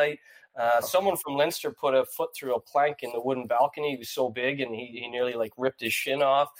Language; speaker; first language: English; native; English